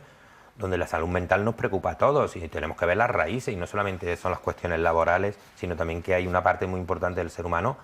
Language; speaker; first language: Spanish; native; Spanish